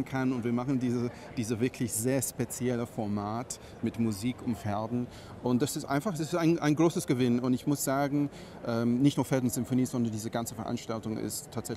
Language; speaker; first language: German; non-native, fluent; English